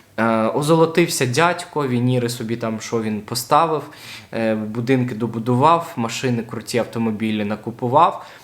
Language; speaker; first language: Ukrainian; non-native, local second language; Russian